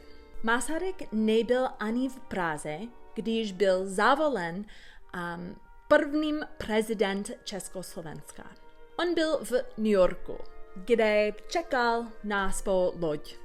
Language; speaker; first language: Czech; non-native, learner; English